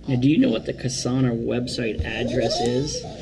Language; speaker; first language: English; native; English